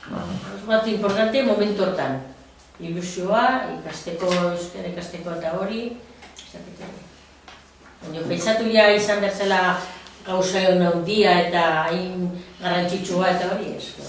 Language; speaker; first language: Basque; non-native, local second language; Spanish